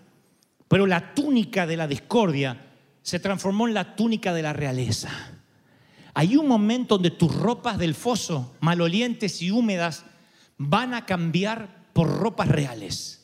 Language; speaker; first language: Spanish; native; Spanish